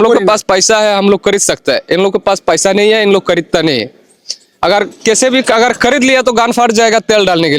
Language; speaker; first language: Hindi; non-native, learner; Bangla